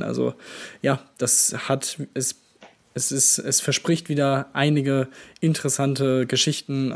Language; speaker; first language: German; native; German